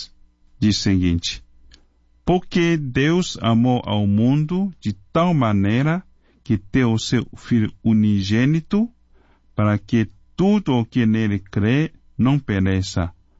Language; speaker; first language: Portuguese; non-native, fluent; Chinese